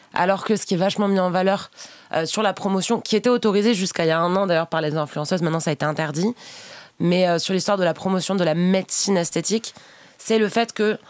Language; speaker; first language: French; native; French